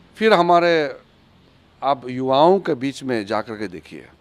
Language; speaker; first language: Hindi; native; Hindi